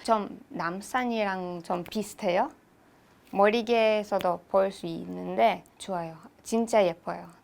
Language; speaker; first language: Korean; non-native, learner; Hebrew